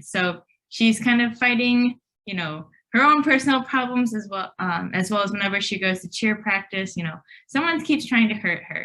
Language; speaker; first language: English; native; English